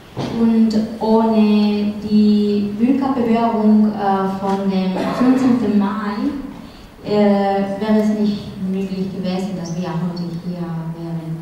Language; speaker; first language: German; non-native, fluent; Spanish